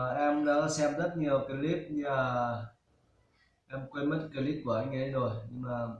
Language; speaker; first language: Vietnamese; non-native, local second language; Hmong